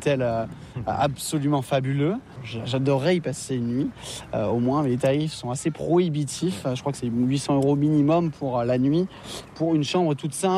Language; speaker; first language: French; native; French